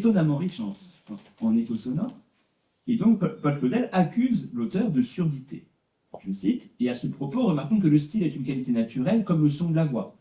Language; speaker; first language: French; native; French